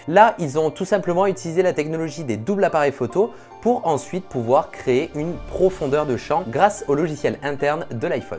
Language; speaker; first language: French; native; French